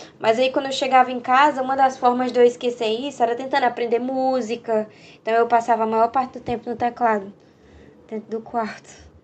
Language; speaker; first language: Portuguese; native; Portuguese